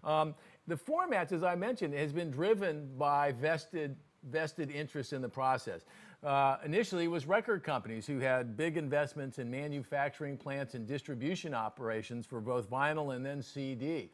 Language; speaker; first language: English; native; English